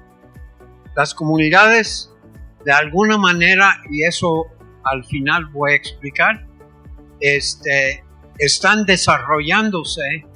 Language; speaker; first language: Spanish; non-native, fluent; English